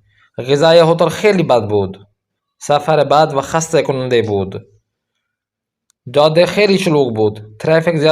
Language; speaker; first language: Persian; non-native, fluent; Urdu